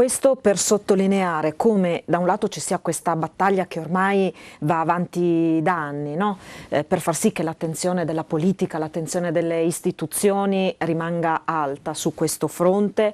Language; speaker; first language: Italian; native; Italian